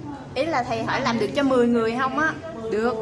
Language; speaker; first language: Vietnamese; native; Vietnamese